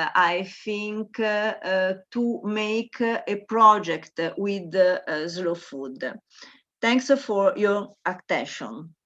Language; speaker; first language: English; non-native, learner; Italian